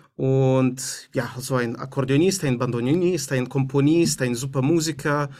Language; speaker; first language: German; non-native, learner; Romanian